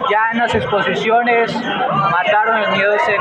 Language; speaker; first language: Spanish; native; Spanish